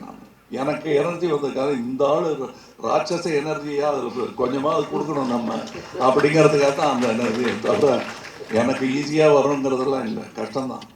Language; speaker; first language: Tamil; native; Tamil